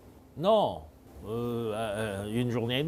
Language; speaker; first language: French; non-native, fluent; Chinese